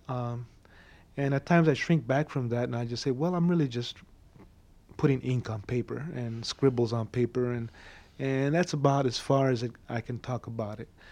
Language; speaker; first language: English; early bilingual, other home language; Spanish